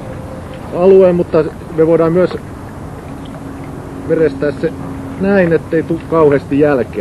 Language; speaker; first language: Finnish; native; Finnish